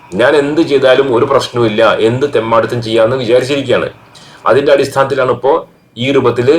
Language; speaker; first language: Malayalam; native; Malayalam